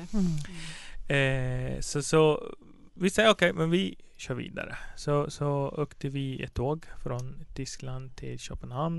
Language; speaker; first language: Swedish; non-native, fluent; Arabic